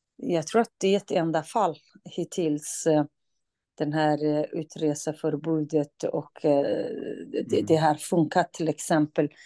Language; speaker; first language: Swedish; non-native, fluent; Kurdish